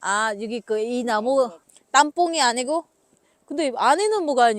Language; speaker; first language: Korean; non-native, learner; Filipino